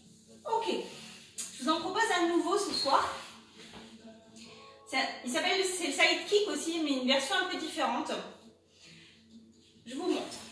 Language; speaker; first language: French; native; French